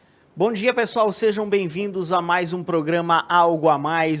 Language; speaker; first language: Portuguese; native; Portuguese